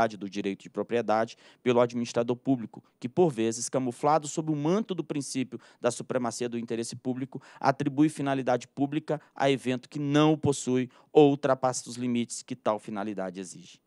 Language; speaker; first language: Portuguese; native; Portuguese